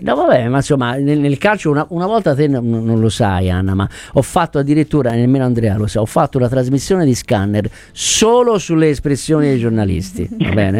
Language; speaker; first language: Italian; native; Italian